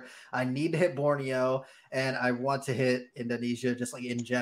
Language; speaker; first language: English; native; English